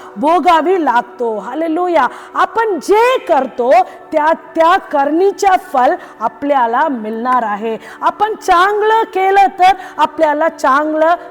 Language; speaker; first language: Marathi; non-native, local second language; Tamil